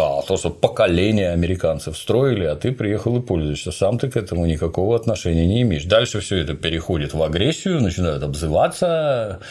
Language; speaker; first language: Russian; native; Russian